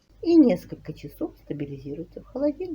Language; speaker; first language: Russian; native; Russian